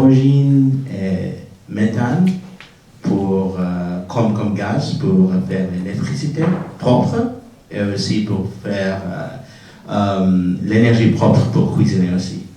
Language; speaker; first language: French; non-native, learner; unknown